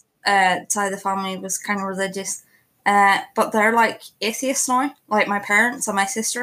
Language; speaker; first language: English; native; English